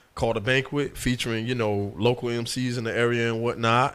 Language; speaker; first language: English; native; English